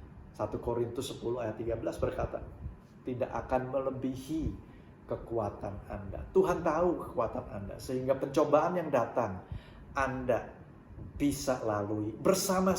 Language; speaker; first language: Indonesian; native; Indonesian